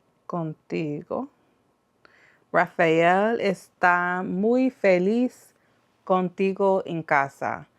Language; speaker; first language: Spanish; non-native, learner; English